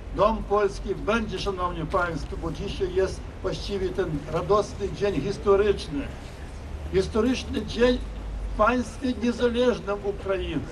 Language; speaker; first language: Polish; early bilingual, heritage; Polish